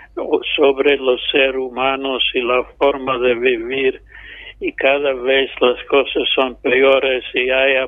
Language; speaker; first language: Spanish; non-native, fluent; English